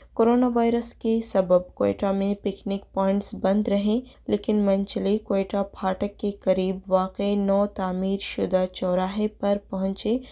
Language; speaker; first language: Urdu; non-native, local second language; Baluchi